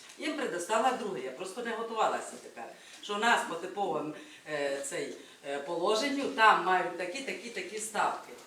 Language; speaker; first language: Ukrainian; native; Ukrainian